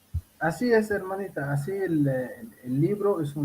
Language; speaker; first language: Spanish; non-native, fluent; Arabic